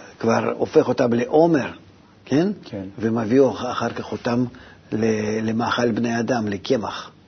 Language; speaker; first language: Hebrew; non-native, fluent; Russian